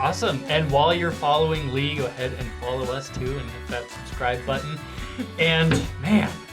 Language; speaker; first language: English; native; English